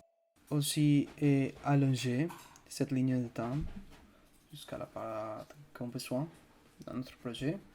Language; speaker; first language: French; non-native, fluent; Spanish